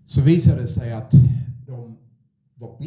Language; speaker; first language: Swedish; non-native, fluent; English